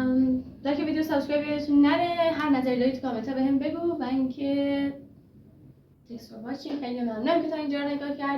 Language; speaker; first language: Persian; native; Persian